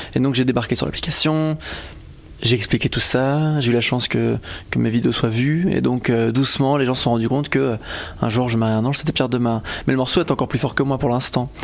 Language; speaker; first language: French; native; French